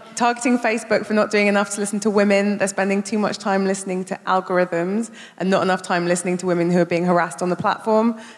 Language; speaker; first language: English; native; English